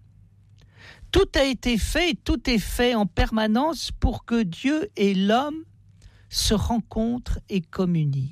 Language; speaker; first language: French; native; French